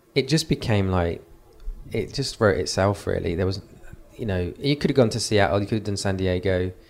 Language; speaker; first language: English; native; English